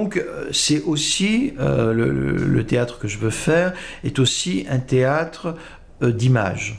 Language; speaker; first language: French; native; French